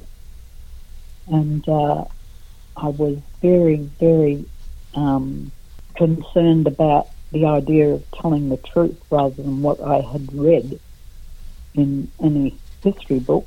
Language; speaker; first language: English; native; English